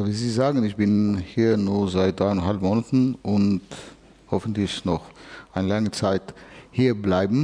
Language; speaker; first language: German; non-native, fluent; Hebrew